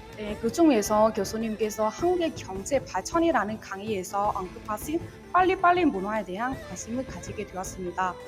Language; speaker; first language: Korean; non-native, learner; Vietnamese